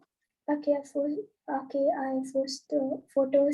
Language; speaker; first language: Spanish; non-native, learner; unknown